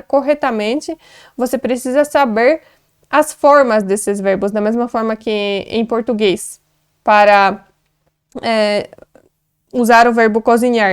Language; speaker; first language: Portuguese; non-native, fluent; Polish